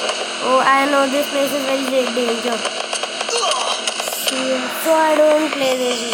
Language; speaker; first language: English; non-native, learner; Hindi